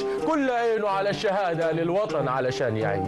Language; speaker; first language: Arabic; native; Arabic